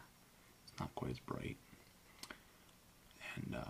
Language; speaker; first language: English; native; English